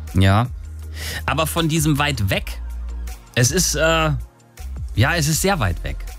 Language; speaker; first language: German; native; German